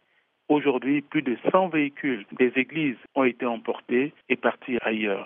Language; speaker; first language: French; non-native, local second language; Sango